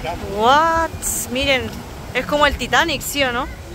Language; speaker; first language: Spanish; native; Spanish